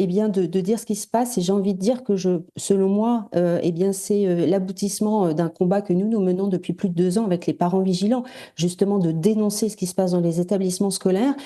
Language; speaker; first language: French; native; French